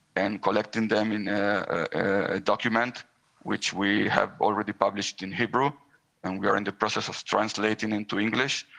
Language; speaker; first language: English; non-native, fluent; Hebrew